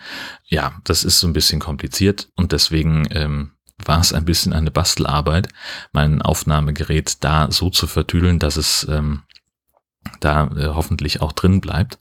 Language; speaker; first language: German; native; German